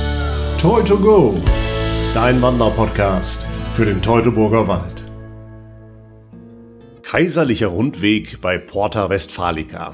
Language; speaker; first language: German; native; German